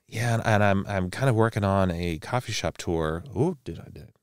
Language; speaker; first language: English; native; English